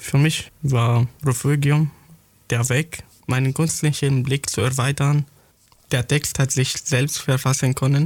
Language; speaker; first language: German; non-native, fluent; Arabic